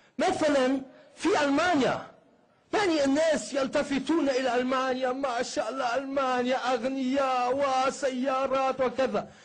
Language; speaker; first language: Arabic; non-native, fluent; German